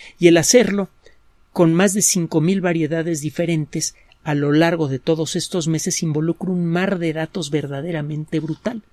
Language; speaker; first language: Spanish; native; Spanish